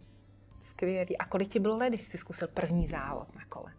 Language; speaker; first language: Czech; native; Czech